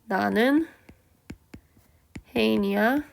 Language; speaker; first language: Korean; early bilingual, heritage; Korean